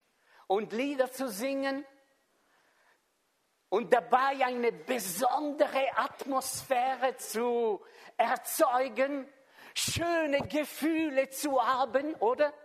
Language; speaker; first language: German; non-native, fluent; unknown